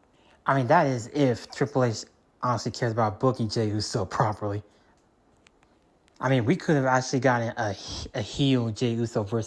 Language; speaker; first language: English; native; English